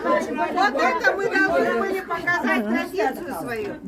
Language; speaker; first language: Russian; non-native, local second language; Uzbek